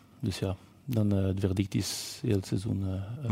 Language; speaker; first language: Dutch; non-native, local second language; French